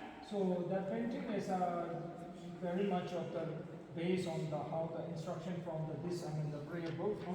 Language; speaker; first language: English; non-native, fluent; Tibetan